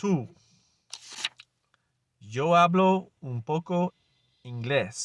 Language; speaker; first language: Spanish; non-native, learner; English